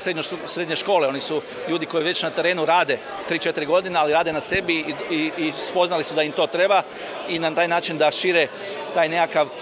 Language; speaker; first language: Croatian; native; Croatian